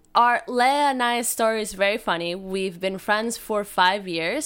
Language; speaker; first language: English; non-native, fluent; Spanish